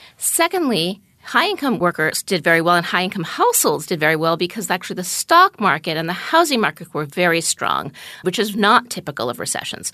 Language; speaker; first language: English; native; English